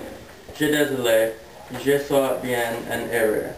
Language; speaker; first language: French; non-native, learner; English